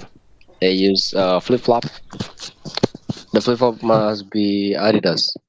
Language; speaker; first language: English; non-native, learner; Indonesian